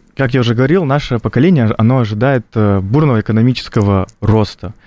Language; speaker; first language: Russian; native; Russian